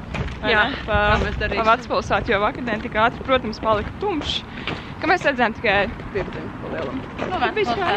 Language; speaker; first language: Latvian; native; Latvian